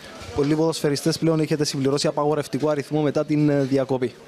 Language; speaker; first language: Greek; native; Greek